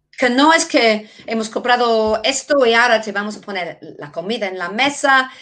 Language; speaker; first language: Spanish; non-native, fluent; English